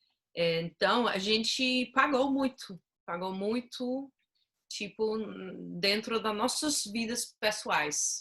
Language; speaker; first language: Portuguese; non-native, fluent; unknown